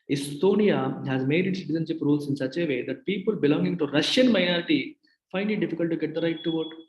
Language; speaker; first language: English; non-native, local second language; Telugu